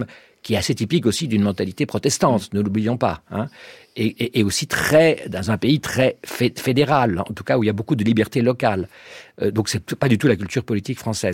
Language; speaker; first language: French; native; French